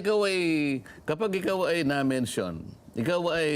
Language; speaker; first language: Filipino; native; Filipino